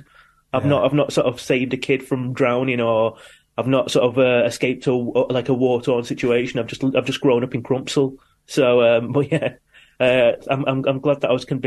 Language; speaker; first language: English; native; English